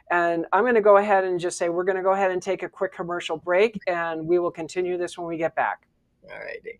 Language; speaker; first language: English; native; English